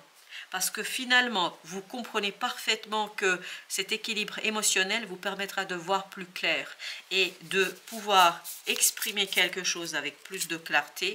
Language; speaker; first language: French; native; French